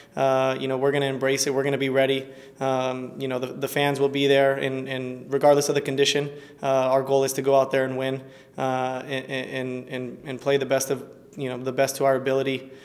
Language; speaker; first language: English; early bilingual, other home language; Spanish